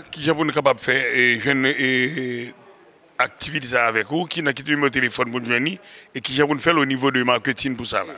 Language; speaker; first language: French; non-native, local second language; Haitian Creole